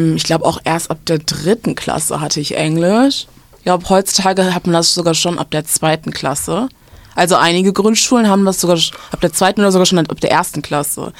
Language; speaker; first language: German; native; German